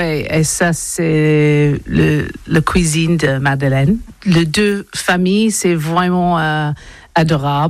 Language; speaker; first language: French; non-native, learner; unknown